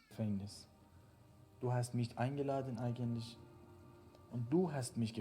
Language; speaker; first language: German; non-native, fluent; Persian